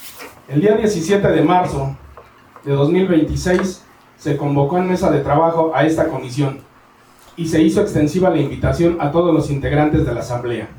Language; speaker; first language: Spanish; native; Spanish